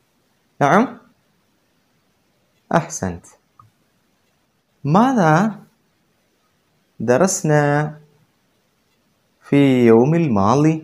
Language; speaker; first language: Arabic; non-native, fluent; Malayalam